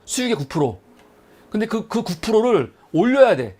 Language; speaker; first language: Korean; native; Korean